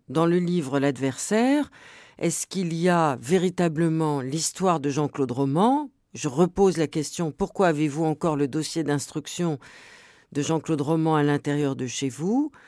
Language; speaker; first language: French; native; French